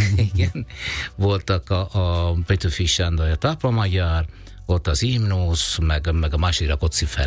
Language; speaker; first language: Hungarian; non-native, learner; Italian